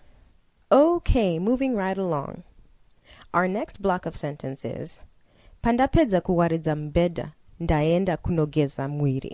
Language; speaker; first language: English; non-native, local second language; Shona